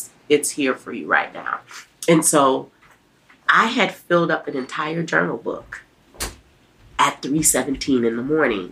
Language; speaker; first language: English; native; English